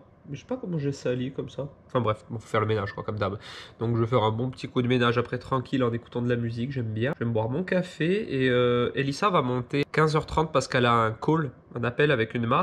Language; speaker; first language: French; native; French